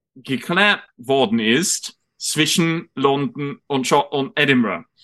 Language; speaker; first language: German; non-native, fluent; English